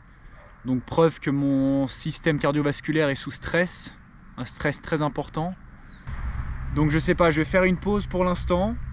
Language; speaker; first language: French; native; French